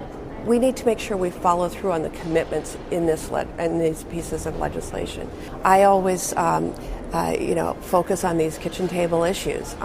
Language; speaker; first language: English; native; English